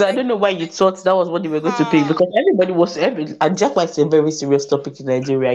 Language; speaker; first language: English; non-native, local second language; Yoruba